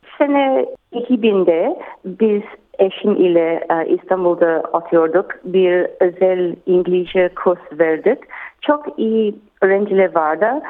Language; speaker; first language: Turkish; non-native, learner; English